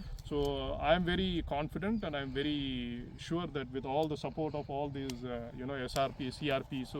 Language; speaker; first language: English; non-native, local second language; Telugu